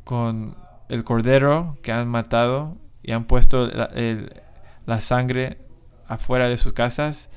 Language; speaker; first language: Spanish; non-native, fluent; English